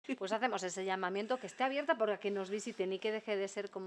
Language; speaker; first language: Spanish; native; Spanish